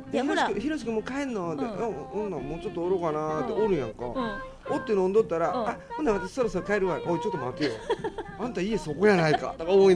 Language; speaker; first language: Japanese; native; Japanese